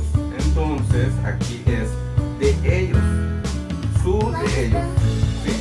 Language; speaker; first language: Spanish; non-native, local second language; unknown